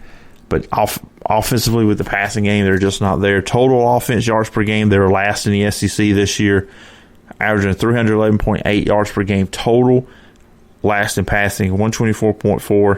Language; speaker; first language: English; native; English